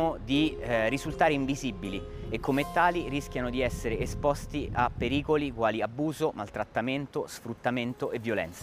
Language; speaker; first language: Italian; native; Italian